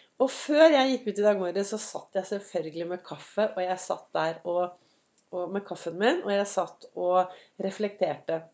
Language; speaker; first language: Norwegian; native; Norwegian